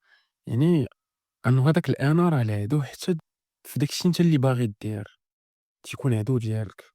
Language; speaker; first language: Arabic; native; Arabic